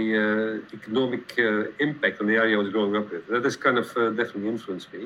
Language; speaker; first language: English; non-native, fluent; Dutch